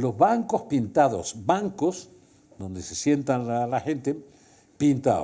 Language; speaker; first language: Spanish; native; Spanish